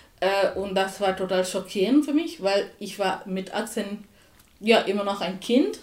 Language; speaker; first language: German; non-native, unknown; Tamil